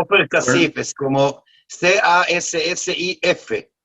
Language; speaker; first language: Spanish; non-native, learner; Hebrew